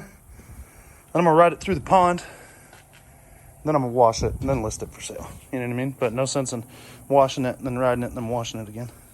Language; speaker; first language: English; native; English